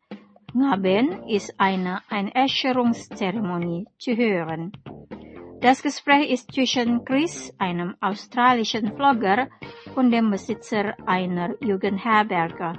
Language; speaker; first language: German; non-native, fluent; Indonesian